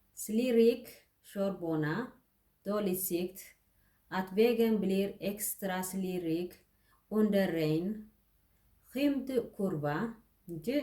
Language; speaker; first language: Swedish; non-native, learner; Tigrinya